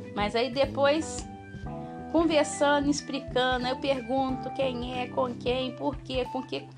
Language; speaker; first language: Portuguese; native; Portuguese